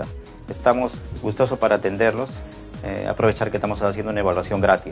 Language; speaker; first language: Spanish; native; Spanish